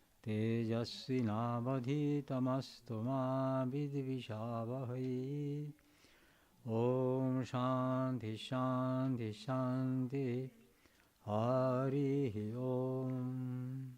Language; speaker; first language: Japanese; non-native, learner; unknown